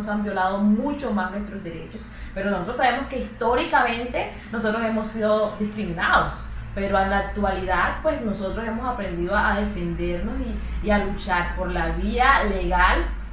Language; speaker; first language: Spanish; native; Spanish